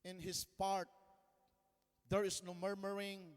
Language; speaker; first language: English; non-native, local second language; Filipino